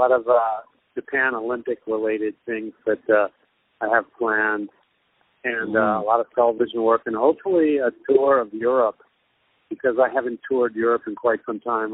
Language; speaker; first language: English; native; English